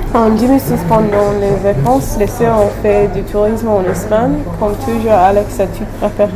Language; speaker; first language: French; non-native, learner; English